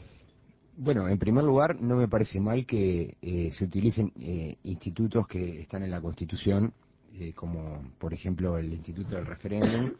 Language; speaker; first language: Spanish; native; Spanish